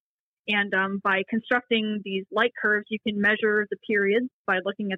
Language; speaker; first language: English; native; English